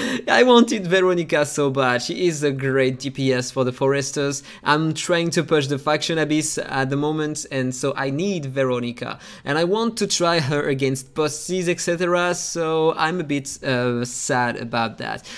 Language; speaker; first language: English; non-native, fluent; French